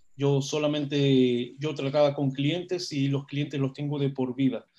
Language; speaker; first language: Spanish; non-native, fluent; Hebrew